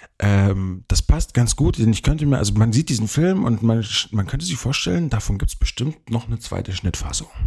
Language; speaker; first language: German; native; German